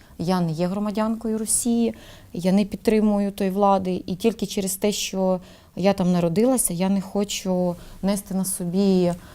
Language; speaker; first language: Ukrainian; non-native, local second language; Russian